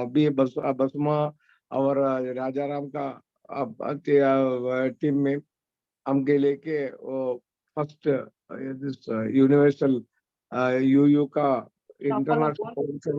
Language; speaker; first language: Hindi; non-native, learner; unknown